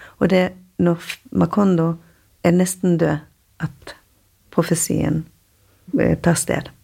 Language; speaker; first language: Norwegian; non-native, fluent; Spanish